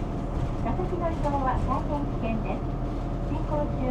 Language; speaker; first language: Japanese; non-native, learner; English